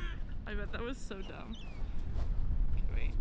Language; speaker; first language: English; native; English